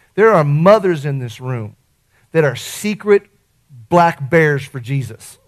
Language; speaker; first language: English; native; English